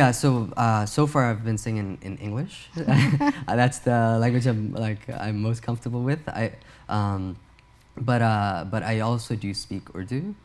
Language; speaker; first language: English; early bilingual, other home language; Urdu